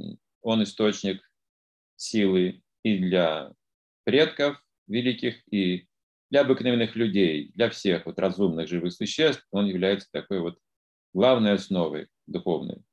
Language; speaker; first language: Russian; native; Russian